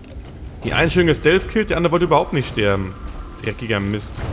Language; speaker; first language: German; native; German